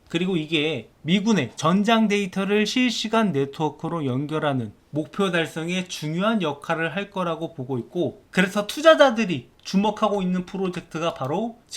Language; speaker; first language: Korean; native; Korean